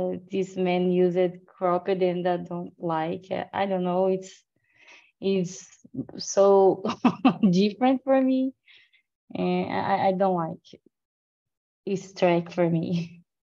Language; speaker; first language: English; non-native, learner; Portuguese